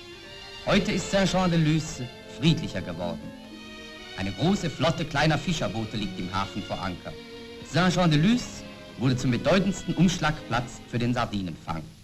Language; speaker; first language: German; native; German